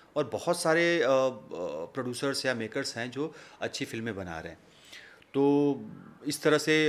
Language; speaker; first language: Hindi; native; Hindi